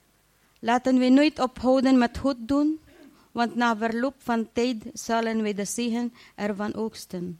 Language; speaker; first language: Dutch; non-native, fluent; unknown